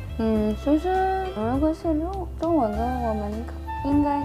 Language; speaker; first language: Chinese; non-native, fluent; Malay